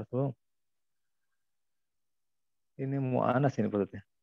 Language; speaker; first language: Indonesian; native; Indonesian